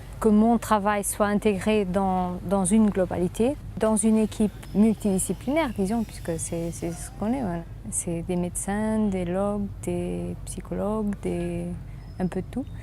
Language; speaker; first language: French; non-native, fluent; Portuguese